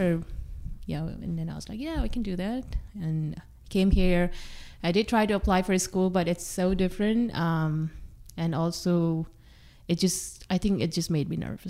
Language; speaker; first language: English; non-native, local second language; Sherpa